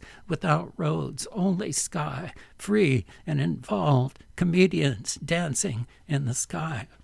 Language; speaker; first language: English; native; English